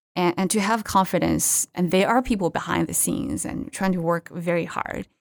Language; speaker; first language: English; non-native, fluent; Chinese